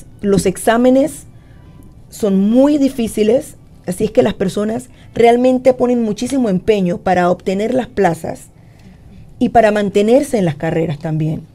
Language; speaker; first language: Spanish; native; Spanish